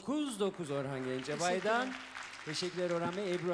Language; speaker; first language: Turkish; native; Turkish